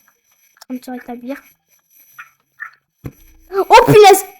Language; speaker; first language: French; native; French